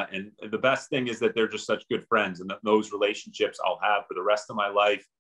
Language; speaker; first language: English; native; English